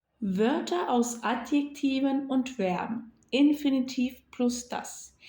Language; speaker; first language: German; non-native, fluent; Turkish